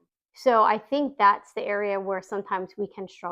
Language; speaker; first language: English; native; English